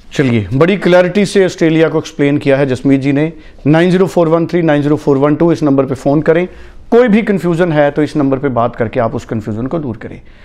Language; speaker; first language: Hindi; non-native, local second language; Punjabi